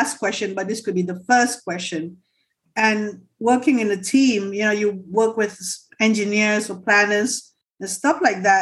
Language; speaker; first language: English; non-native, local second language; Malay